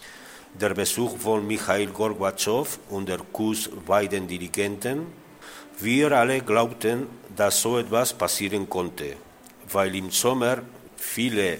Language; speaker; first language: German; non-native, learner; Spanish